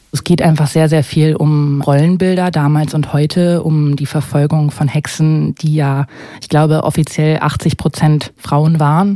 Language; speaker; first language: German; native; German